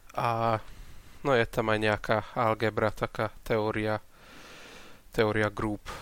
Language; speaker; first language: Slovak; non-native, local second language; Hungarian